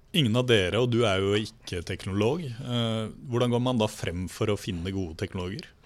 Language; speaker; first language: Norwegian; native; Norwegian